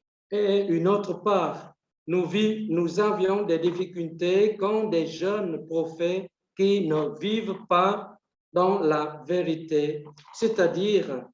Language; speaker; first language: French; non-native, fluent; Vietnamese